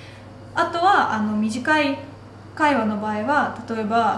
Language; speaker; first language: Japanese; non-native, fluent; Russian